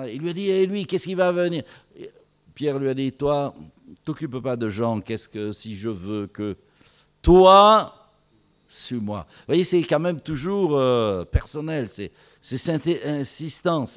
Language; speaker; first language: French; native; French